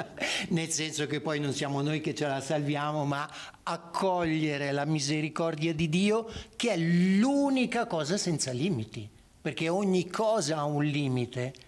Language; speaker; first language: Italian; native; Italian